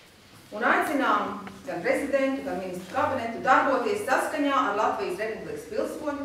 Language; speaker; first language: Latvian; native; Latvian